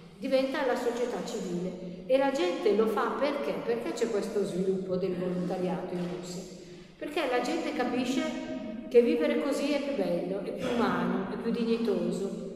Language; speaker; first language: Italian; native; Italian